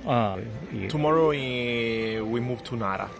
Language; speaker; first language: English; non-native, learner; Italian